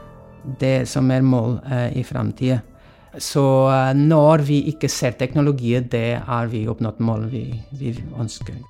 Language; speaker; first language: Norwegian; non-native, fluent; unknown